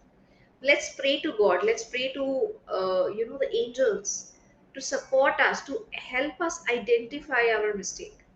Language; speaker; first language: English; non-native, local second language; Hindi